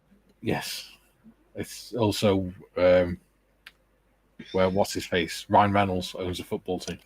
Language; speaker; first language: English; native; English